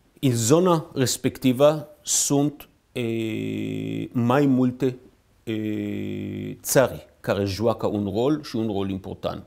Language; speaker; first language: Romanian; non-native, fluent; Hebrew